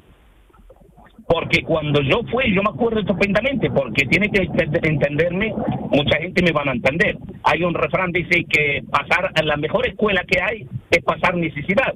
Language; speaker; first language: Spanish; non-native, fluent; Arabic